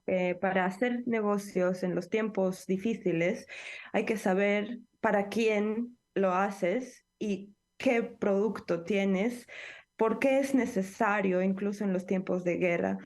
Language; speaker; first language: Spanish; non-native, fluent; Ukrainian